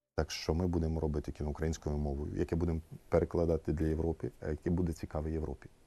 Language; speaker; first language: Ukrainian; native; Ukrainian